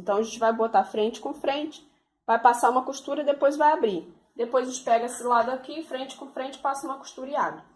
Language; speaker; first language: Portuguese; native; Portuguese